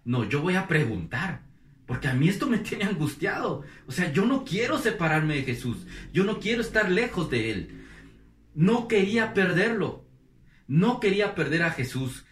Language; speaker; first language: Spanish; native; Spanish